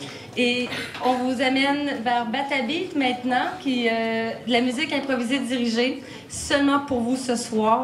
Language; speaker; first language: French; native; French